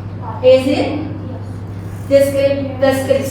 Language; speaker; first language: English; non-native, learner; Indonesian